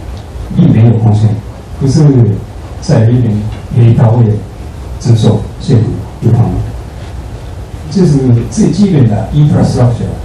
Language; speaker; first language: Chinese; non-native, fluent; Japanese